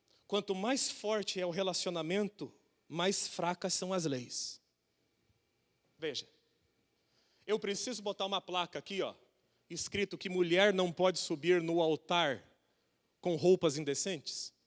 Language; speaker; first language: Portuguese; native; Portuguese